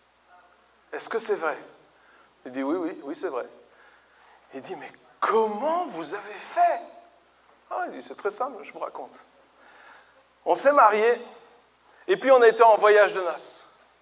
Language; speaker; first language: French; native; French